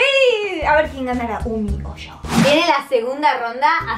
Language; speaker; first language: Spanish; native; Spanish